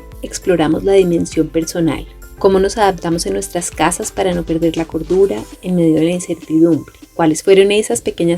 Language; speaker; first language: Spanish; native; Spanish